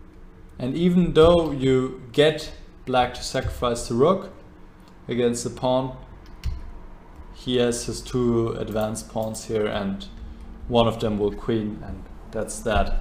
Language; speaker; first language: English; non-native, fluent; German